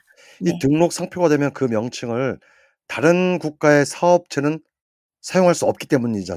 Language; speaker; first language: Korean; native; Korean